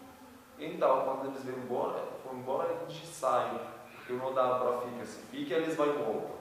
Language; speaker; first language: Portuguese; non-native, learner; Arabic